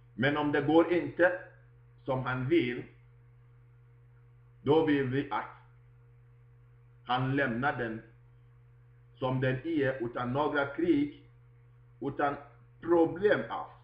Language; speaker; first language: Swedish; non-native, fluent; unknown